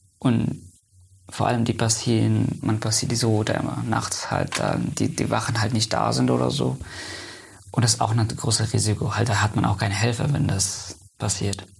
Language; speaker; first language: German; non-native, fluent; Persian